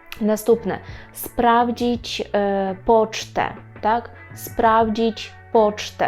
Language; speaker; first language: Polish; non-native, fluent; Ukrainian